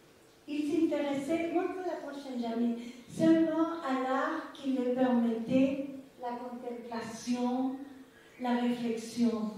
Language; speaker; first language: French; non-native, fluent; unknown